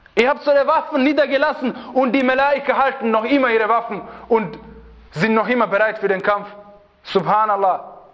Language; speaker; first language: German; non-native, fluent; Arabic